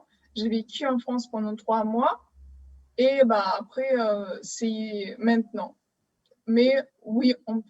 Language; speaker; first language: French; non-native, fluent; German